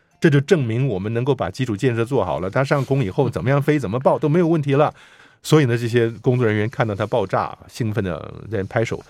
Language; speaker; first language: Chinese; native; Chinese